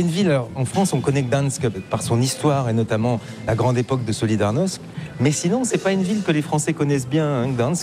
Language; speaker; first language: French; native; French